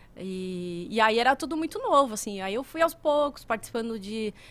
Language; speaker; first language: Portuguese; native; Portuguese